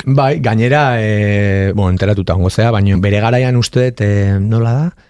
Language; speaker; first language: Basque; native; Basque